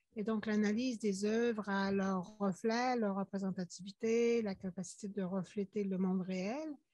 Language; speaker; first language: French; native; French